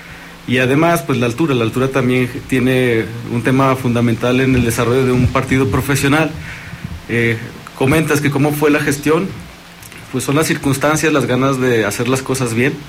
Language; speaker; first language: Spanish; native; Spanish